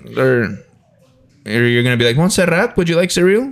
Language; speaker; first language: English; early bilingual, other home language; Spanish